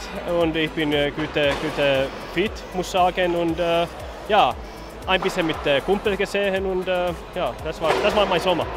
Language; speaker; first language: German; non-native, learner; Finnish